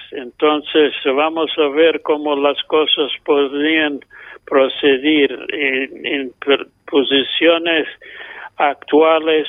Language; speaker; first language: Spanish; non-native, fluent; English